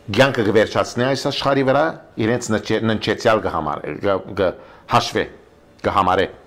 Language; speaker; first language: Armenian; early bilingual, heritage; Armenian